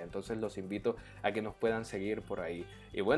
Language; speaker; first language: Spanish; native; Spanish